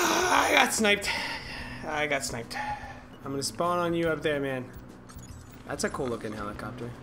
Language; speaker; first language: English; native; English